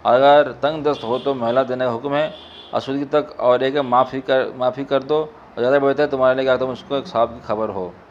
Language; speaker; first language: Hindi; non-native, local second language; Bangla